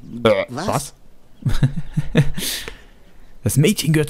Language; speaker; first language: German; native; German